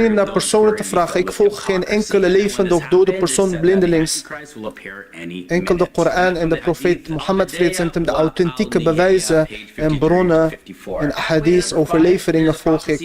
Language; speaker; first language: Dutch; early bilingual, other home language; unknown